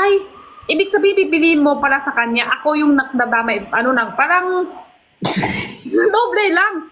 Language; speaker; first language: Filipino; non-native, local second language; Cebuano